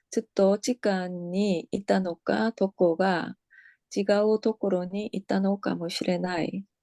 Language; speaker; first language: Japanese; non-native, learner; Korean